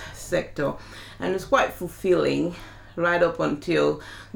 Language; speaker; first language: English; non-native, local second language; Yoruba